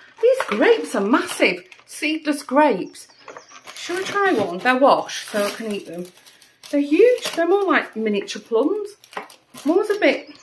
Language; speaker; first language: English; native; English